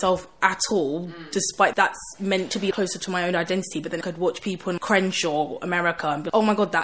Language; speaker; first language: English; native; English